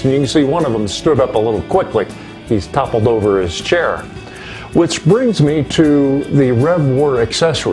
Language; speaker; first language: English; native; English